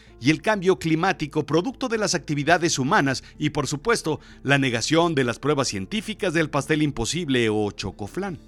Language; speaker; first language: Spanish; native; Spanish